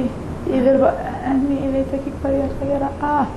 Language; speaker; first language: Icelandic; non-native, learner; English